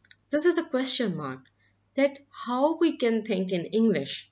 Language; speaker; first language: English; non-native, local second language; Urdu